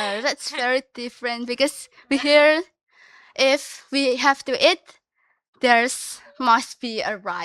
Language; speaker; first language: English; non-native, learner; Indonesian